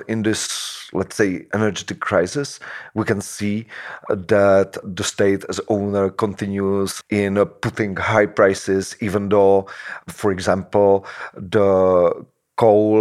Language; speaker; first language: English; non-native, fluent; Czech